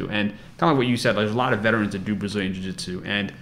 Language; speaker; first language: English; native; English